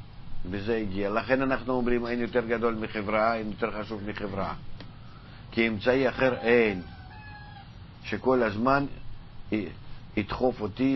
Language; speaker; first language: Hebrew; non-native, fluent; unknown